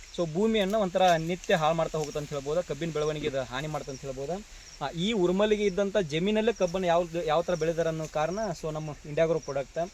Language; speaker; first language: Kannada; native; Kannada